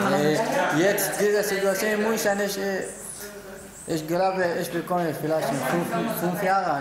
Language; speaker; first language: German; non-native, learner; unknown